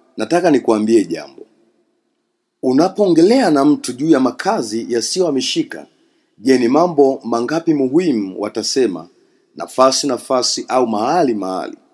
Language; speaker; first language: Swahili; non-native, local second language; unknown